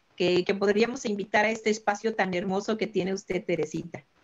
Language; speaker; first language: Spanish; native; Spanish